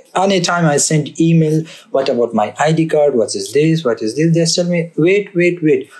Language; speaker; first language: English; non-native, learner; Persian